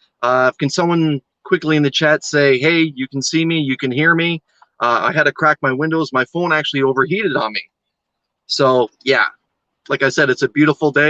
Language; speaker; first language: English; native; English